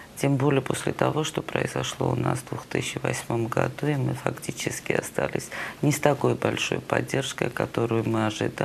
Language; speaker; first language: Russian; non-native, local second language; Georgian